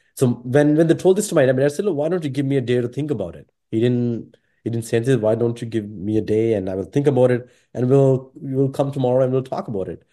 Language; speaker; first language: English; non-native, local second language; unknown